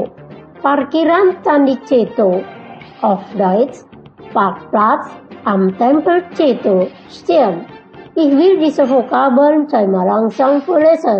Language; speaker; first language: German; non-native, fluent; Indonesian